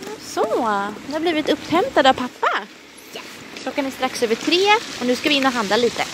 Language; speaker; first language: Swedish; native; Swedish